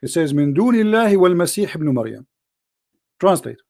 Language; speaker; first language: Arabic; native; Arabic